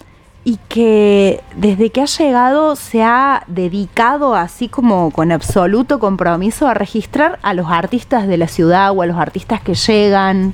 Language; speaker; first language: Spanish; native; Spanish